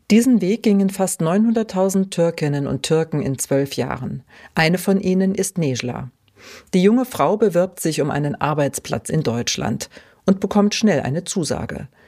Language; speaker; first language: German; native; German